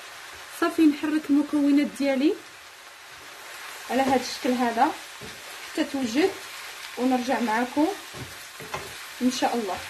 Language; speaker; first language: Arabic; native; Arabic